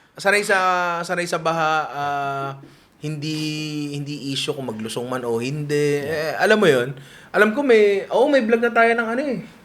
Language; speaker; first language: Filipino; native; Filipino